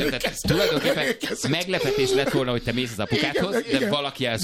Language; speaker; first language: Hungarian; native; Hungarian